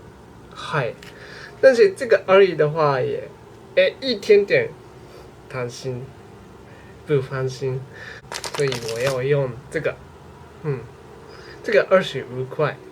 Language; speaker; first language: Chinese; non-native, learner; Japanese